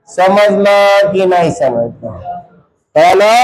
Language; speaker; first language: Hindi; non-native, local second language; Marathi